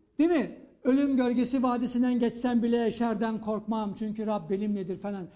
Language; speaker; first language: Turkish; native; Turkish